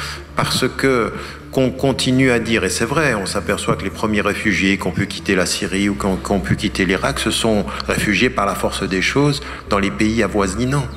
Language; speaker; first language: French; early bilingual, other home language; Arabic